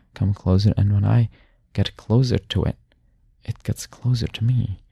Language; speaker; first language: English; non-native, fluent; Arabic